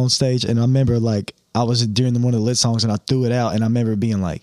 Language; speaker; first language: English; native; English